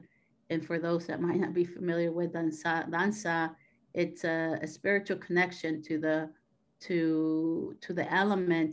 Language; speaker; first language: English; native; English